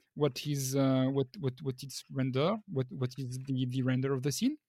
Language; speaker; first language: English; non-native, fluent; French